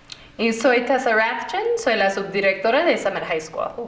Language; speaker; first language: Spanish; non-native, fluent; English